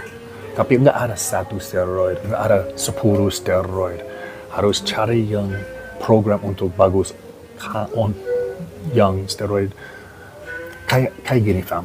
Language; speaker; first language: Indonesian; non-native, learner; English